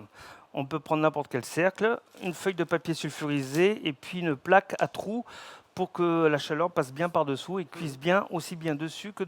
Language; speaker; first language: French; native; French